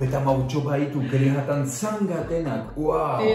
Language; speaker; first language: Indonesian; non-native, learner; French